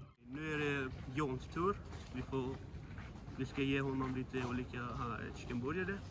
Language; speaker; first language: Swedish; early bilingual, other home language; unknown